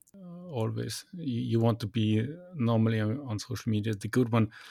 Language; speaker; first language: English; non-native, fluent; German